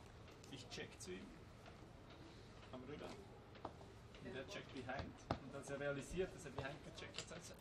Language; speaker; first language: German; native; German